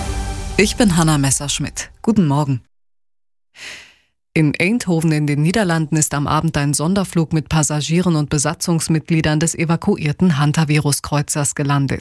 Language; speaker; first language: German; native; German